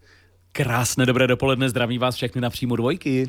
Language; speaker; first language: Czech; native; Czech